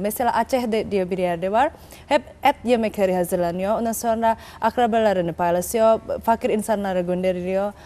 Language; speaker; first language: Turkish; non-native, fluent; Indonesian